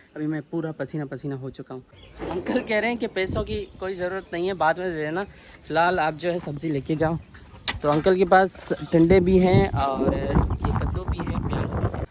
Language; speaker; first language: Urdu; non-native, local second language; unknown